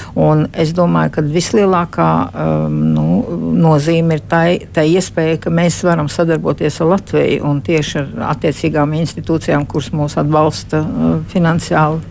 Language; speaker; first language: Latvian; early bilingual, heritage; Latvian